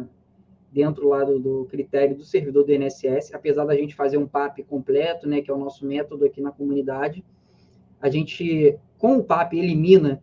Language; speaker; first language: Portuguese; native; Portuguese